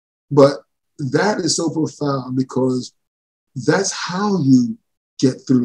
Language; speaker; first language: English; early bilingual, other home language; Spanish